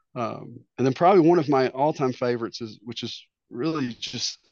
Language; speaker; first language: English; native; English